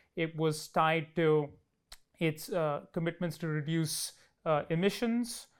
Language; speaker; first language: English; non-native, local second language; Hindi